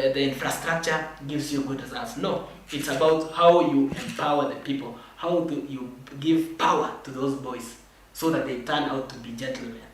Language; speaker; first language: English; non-native, local second language; Kalenjin